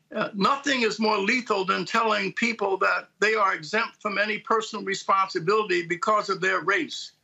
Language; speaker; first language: English; native; English